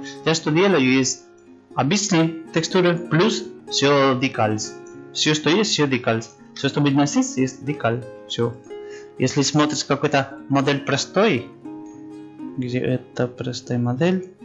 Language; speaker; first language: Russian; non-native, learner; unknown